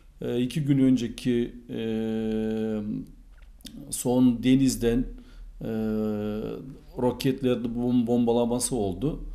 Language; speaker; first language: Turkish; non-native, fluent; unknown